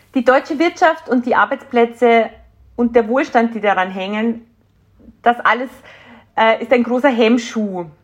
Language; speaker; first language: German; native; German